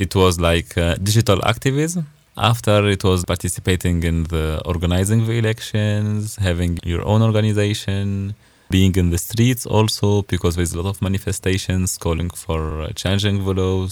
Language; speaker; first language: English; non-native, fluent; Arabic